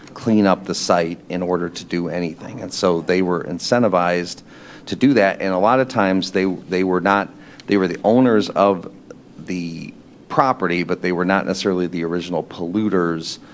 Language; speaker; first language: English; native; English